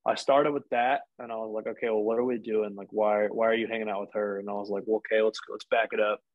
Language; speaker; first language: English; native; English